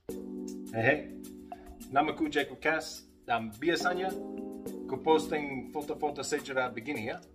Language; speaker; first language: Indonesian; non-native, learner; English